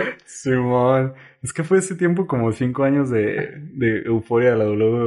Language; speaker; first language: Spanish; native; Spanish